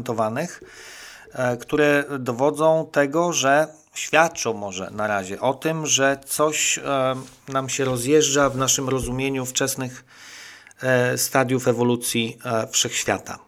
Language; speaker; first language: Polish; native; Polish